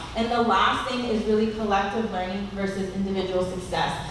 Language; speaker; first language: English; native; English